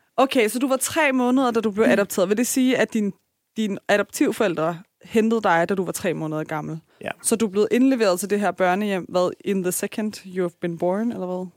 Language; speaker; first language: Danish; early bilingual, other home language; Persian